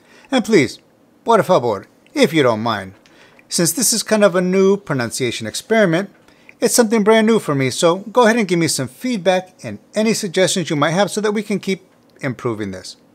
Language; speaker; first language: English; early bilingual, other home language; Spanish